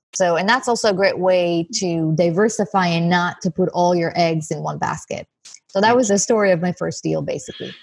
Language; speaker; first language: English; non-native, fluent; Hebrew